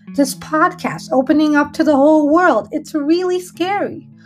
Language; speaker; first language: English; early bilingual, other home language; Hindi